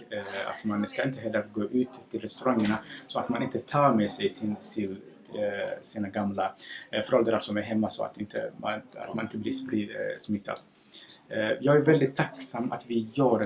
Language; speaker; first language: Swedish; non-native, fluent; Somali